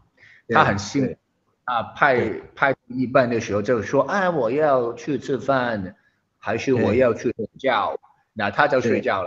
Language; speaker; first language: Chinese; non-native, local second language; Cantonese